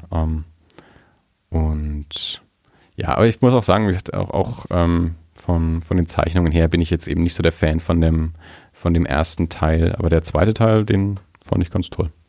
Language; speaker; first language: German; native; German